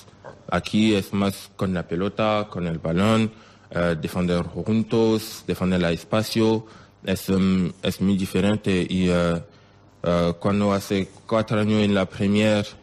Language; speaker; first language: Spanish; non-native, learner; French